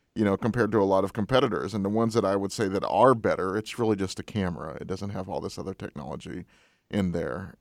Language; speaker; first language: English; native; English